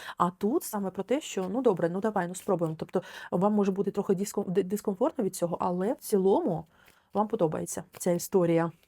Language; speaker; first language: Ukrainian; non-native, local second language; Russian